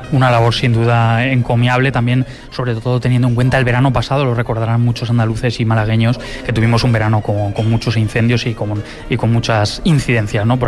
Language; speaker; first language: Spanish; native; Spanish